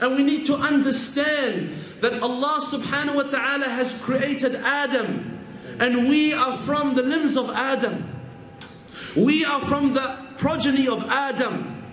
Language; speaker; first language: English; native; English